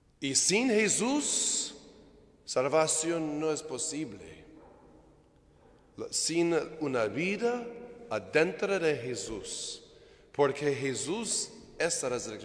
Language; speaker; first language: Spanish; non-native, fluent; English